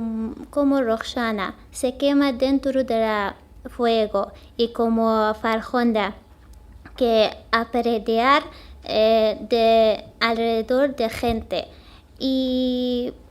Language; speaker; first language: Spanish; non-native, learner; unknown